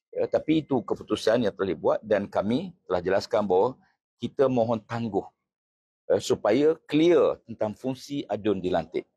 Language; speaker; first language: Malay; native; Malay